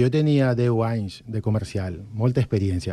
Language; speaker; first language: Catalan; non-native, fluent; Spanish